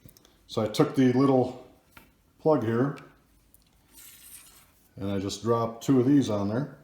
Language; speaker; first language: English; native; English